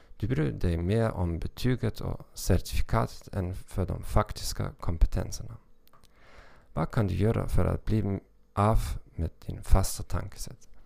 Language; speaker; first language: Swedish; non-native, learner; German